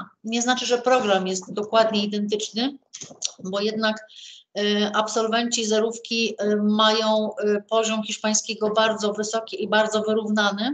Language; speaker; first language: Polish; native; Polish